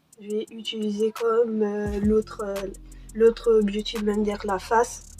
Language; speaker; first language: French; early bilingual, other home language; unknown